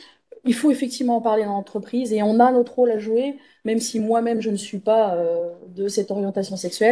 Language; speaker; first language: French; native; French